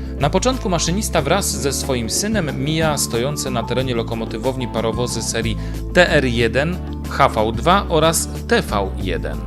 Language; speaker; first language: Polish; native; Polish